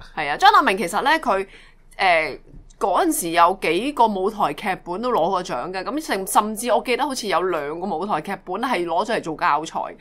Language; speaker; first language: Cantonese; native; Cantonese